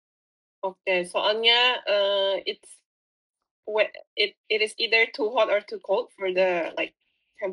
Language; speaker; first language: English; non-native, fluent; Indonesian